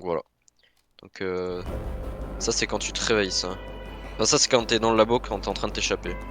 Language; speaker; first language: French; native; French